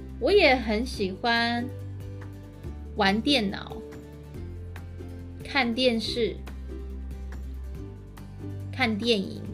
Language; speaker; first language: Chinese; early bilingual, heritage; Chinese